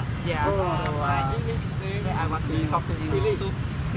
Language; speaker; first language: English; non-native, learner; Vietnamese